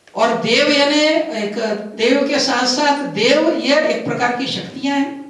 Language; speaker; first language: Hindi; non-native, local second language; Gujarati